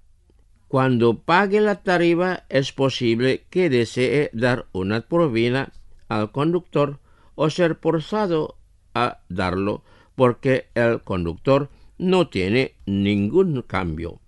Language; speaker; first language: Spanish; non-native, fluent; Indonesian